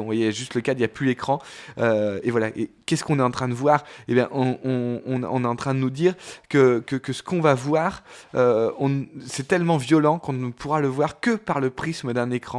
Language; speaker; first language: French; native; French